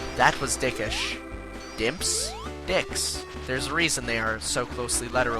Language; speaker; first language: English; native; English